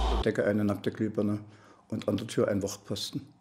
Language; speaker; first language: German; native; German